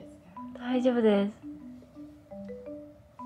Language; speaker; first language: Japanese; non-native, learner; Thai